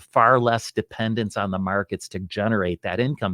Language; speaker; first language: English; native; English